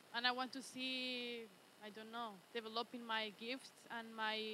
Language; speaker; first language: English; early bilingual, other home language; Spanish